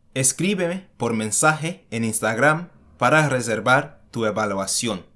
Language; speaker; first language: Spanish; non-native, fluent; English